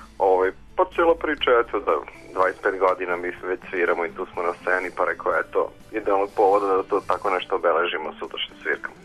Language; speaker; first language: Serbian; native; Serbian